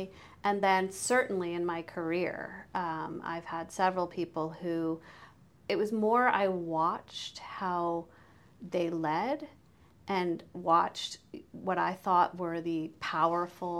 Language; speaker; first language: English; native; English